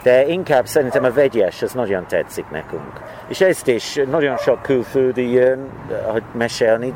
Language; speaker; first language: Hungarian; non-native, learner; English